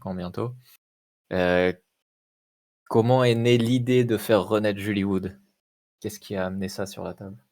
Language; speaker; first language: French; native; French